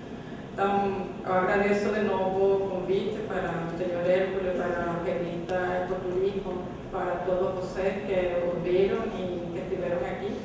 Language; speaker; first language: Portuguese; non-native, fluent; Spanish